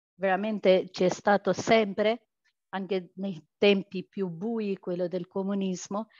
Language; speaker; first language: Italian; non-native, fluent; Albanian